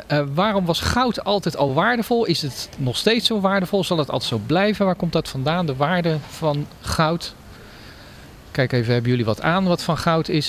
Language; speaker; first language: Dutch; native; Dutch